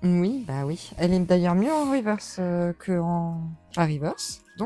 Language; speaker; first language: French; native; French